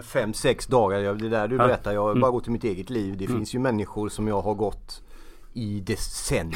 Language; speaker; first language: Swedish; native; Swedish